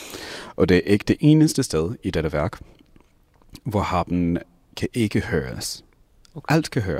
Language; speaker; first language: Danish; non-native, fluent; English